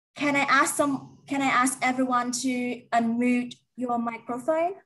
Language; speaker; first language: English; non-native, learner; Vietnamese